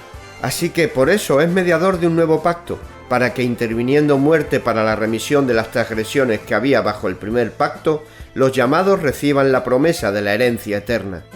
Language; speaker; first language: Spanish; native; Spanish